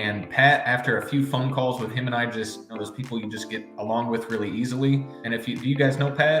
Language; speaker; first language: English; native; English